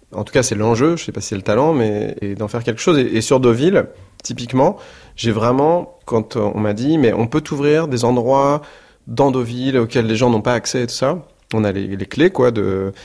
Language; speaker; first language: French; native; French